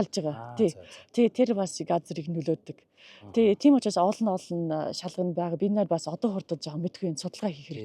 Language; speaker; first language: Mongolian; non-native, learner; English